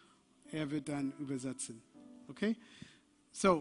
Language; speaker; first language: German; non-native, fluent; English